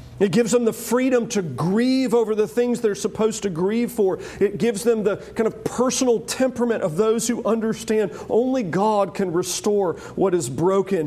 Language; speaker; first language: English; native; English